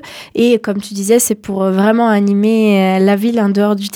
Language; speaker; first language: French; native; French